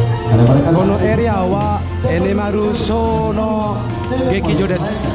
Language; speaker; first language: Japanese; non-native, fluent; Indonesian